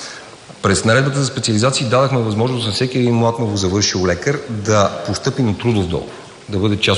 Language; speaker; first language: Bulgarian; native; Bulgarian